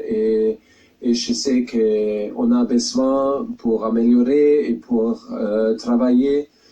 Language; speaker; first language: French; non-native, fluent; German